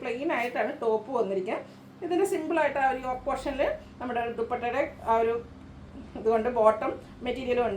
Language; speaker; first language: Malayalam; native; Malayalam